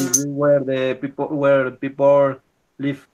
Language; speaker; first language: English; non-native, learner; Spanish